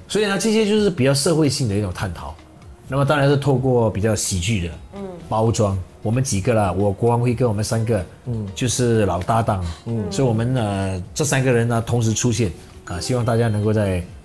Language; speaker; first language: Chinese; native; Chinese